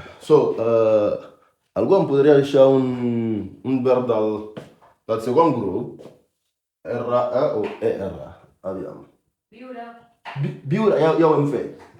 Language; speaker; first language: Catalan; non-native, fluent; Akan